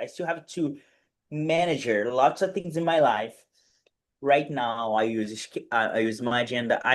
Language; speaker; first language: English; non-native, fluent; Portuguese